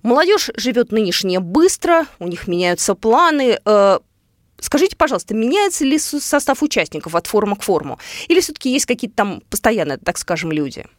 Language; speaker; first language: Russian; native; Russian